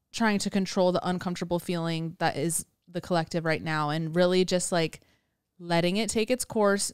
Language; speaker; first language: English; native; English